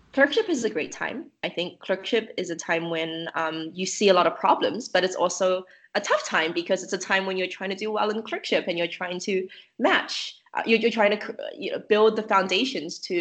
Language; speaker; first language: English; native; English